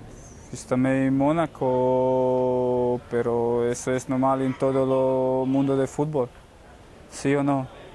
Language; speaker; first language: Spanish; non-native, learner; Croatian